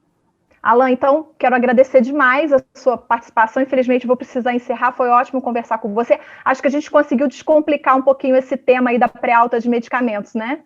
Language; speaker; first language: Portuguese; native; Portuguese